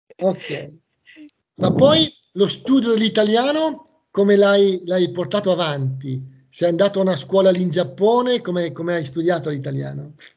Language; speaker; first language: Italian; native; Italian